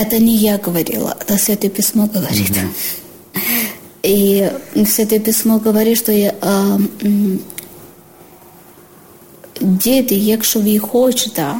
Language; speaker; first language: Ukrainian; non-native, learner; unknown